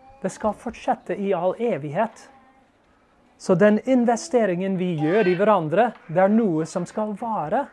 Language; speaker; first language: Norwegian; non-native, fluent; English